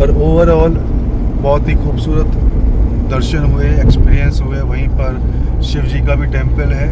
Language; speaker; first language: Hindi; native; Hindi